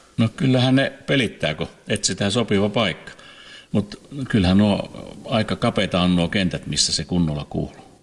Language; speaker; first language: Finnish; native; Finnish